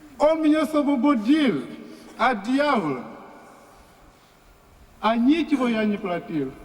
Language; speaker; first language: Russian; non-native, fluent; Portuguese